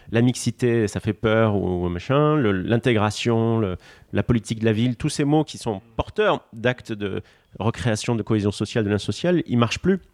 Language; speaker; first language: French; non-native, local second language; Arabic